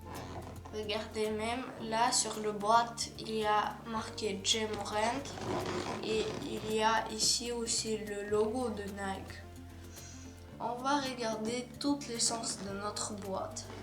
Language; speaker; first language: French; non-native, learner; Ukrainian